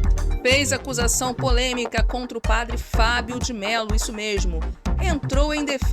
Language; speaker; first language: Portuguese; native; Portuguese